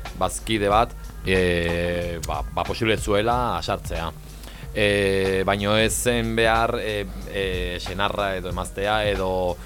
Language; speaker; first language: Basque; non-native, local second language; Spanish